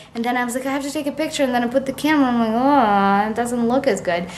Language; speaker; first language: English; non-native, fluent; Russian